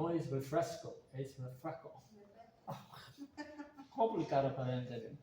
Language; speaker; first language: Spanish; non-native, learner; English